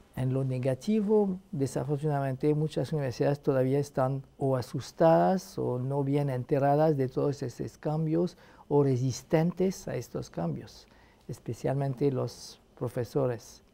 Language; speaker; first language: Spanish; non-native, fluent; Arabic